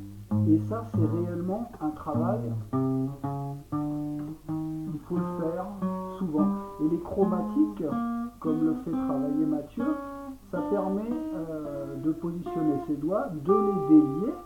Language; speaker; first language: French; native; French